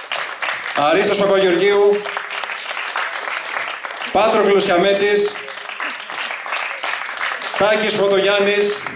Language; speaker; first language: Greek; native; Greek